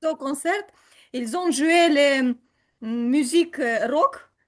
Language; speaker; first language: French; non-native, learner; Ukrainian